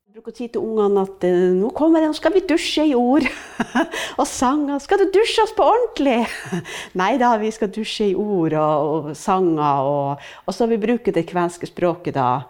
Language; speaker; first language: Norwegian; native; Norwegian